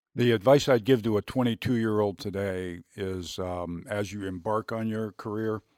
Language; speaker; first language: English; native; English